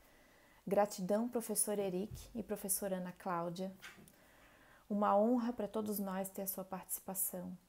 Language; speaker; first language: Portuguese; native; Portuguese